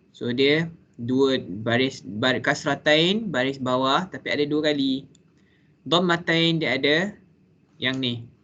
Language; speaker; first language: Malay; native; Malay